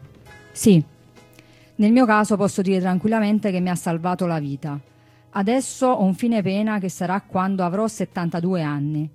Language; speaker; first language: Italian; native; Italian